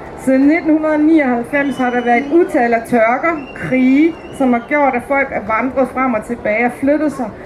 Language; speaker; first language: Danish; native; Danish